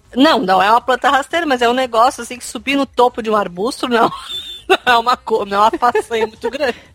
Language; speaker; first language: Portuguese; native; Portuguese